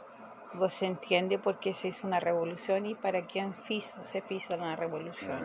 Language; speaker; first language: Portuguese; non-native, fluent; Spanish